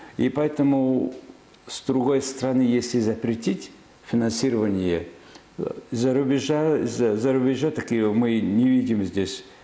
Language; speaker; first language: Russian; non-native, fluent; Mongolian